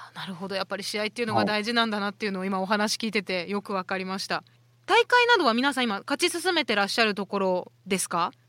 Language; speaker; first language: Japanese; native; Japanese